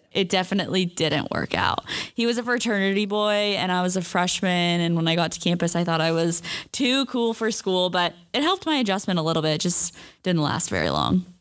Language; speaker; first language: English; native; English